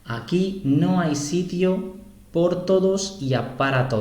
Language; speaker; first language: Spanish; non-native, fluent; Urdu